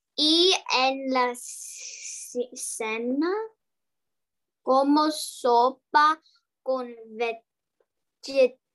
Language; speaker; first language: Spanish; non-native, learner; English